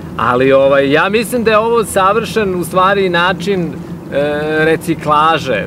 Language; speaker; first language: Serbian; native; Serbian